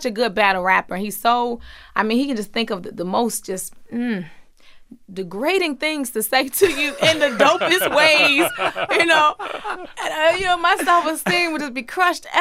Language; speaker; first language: English; native; English